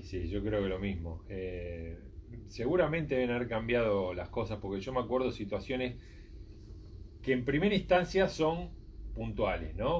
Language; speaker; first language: Spanish; native; Spanish